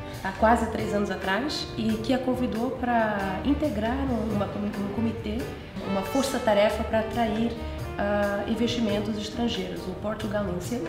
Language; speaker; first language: Portuguese; native; Portuguese